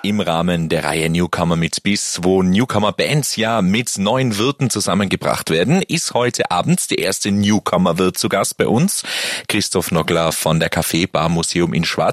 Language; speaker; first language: German; native; German